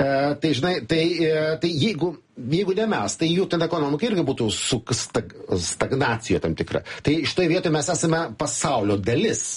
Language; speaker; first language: Lithuanian; native; Lithuanian